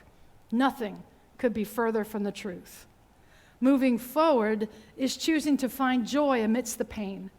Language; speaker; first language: English; native; English